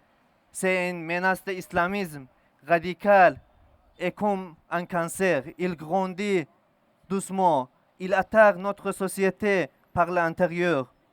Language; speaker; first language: French; non-native, learner; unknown